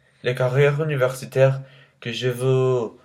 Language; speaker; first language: French; non-native, learner; Spanish